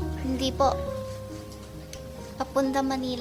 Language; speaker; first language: Filipino; non-native, learner; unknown